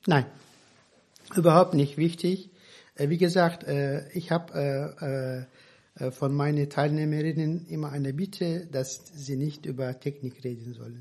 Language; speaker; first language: German; non-native, fluent; Turkish